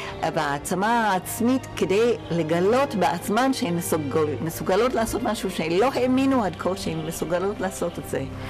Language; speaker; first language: Hebrew; non-native, fluent; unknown